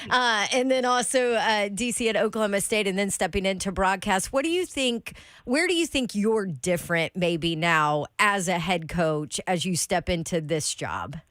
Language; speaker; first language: English; native; English